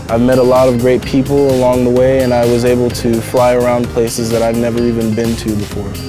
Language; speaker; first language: English; native; English